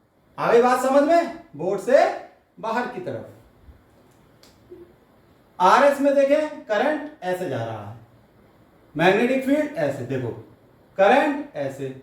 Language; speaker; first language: Hindi; native; Hindi